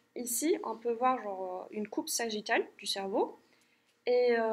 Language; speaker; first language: French; non-native, fluent; German